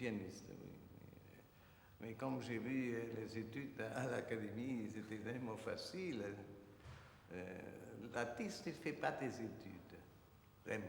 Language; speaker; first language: French; non-native, fluent; German